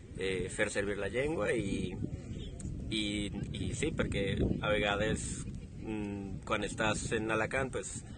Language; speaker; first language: Catalan; non-native, fluent; Spanish